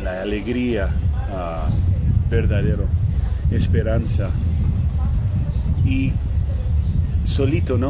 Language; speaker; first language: Spanish; non-native, fluent; Portuguese